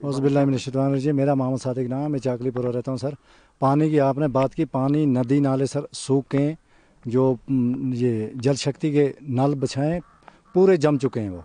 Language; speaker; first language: Urdu; non-native, local second language; Kashmiri